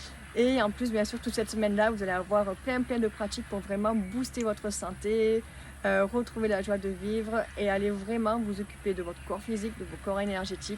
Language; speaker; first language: French; native; French